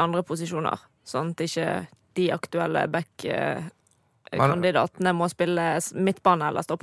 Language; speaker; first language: Norwegian; native; Norwegian